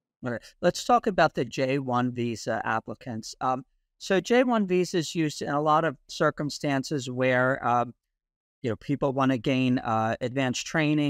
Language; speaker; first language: English; native; English